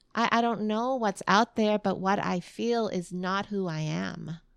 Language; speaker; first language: English; early bilingual, other home language; Vietnamese